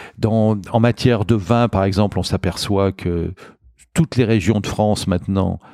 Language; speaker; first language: French; native; French